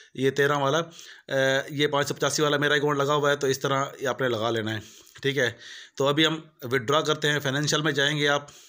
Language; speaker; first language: Urdu; non-native, local second language; Punjabi